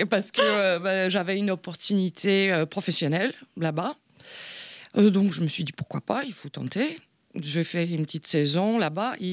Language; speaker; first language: French; non-native, fluent; Polish